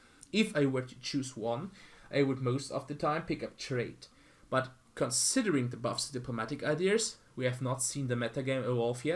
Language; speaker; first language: English; non-native, fluent; German